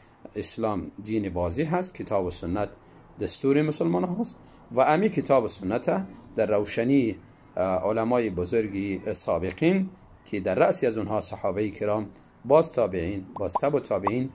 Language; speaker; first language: Persian; native; Persian